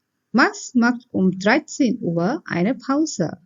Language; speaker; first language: German; non-native, fluent; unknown